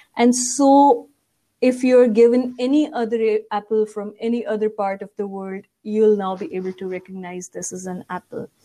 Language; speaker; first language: English; non-native, local second language; Urdu